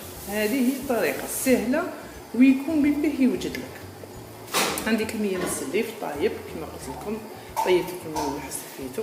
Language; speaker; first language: Arabic; native; Arabic